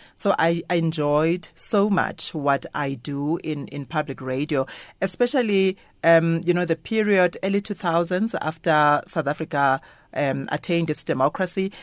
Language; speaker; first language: English; non-native, local second language; Xhosa